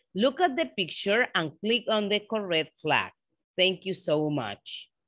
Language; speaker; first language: English; non-native, learner; Spanish